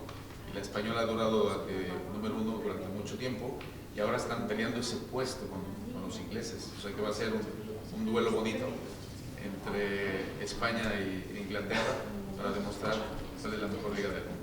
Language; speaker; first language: Spanish; native; Spanish